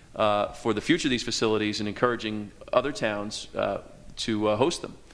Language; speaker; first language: English; native; English